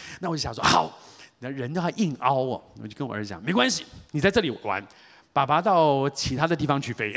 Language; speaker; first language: Chinese; native; Chinese